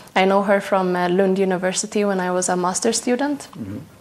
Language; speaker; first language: English; non-native, fluent; Tigrinya